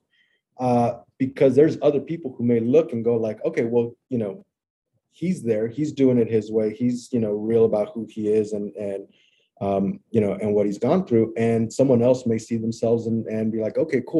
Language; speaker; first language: English; native; English